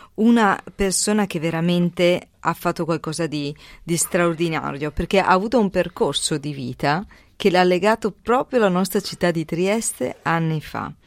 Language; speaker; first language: Italian; native; Italian